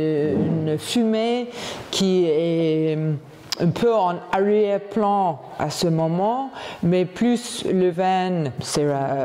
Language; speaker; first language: French; non-native, fluent; English